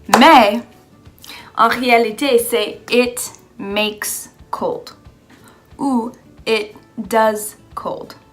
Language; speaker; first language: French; non-native, learner; English